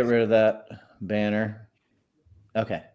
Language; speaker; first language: English; native; English